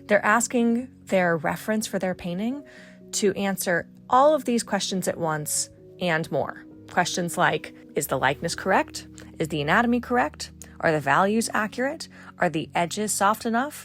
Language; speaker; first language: English; native; English